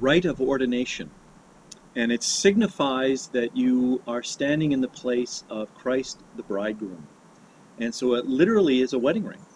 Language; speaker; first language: English; native; English